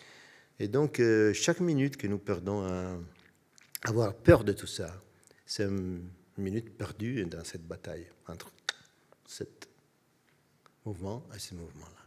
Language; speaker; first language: French; non-native, fluent; Italian